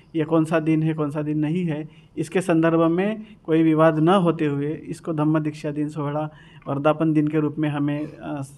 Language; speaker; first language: Hindi; non-native, local second language; Marathi